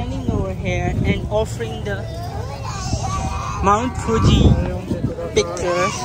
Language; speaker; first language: English; non-native, local second language; Urdu